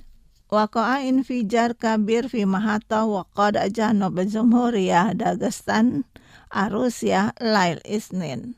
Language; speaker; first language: Arabic; non-native, fluent; Indonesian